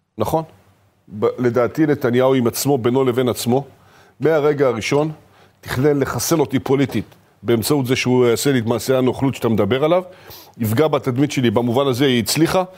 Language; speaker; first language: Hebrew; native; Hebrew